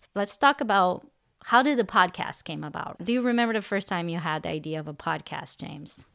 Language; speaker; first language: English; non-native, fluent; Portuguese